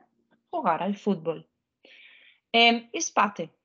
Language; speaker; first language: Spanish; non-native, fluent; Ukrainian